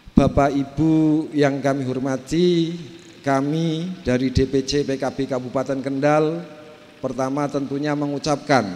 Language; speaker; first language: Indonesian; native; Indonesian